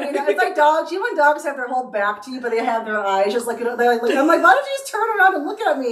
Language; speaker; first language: English; native; English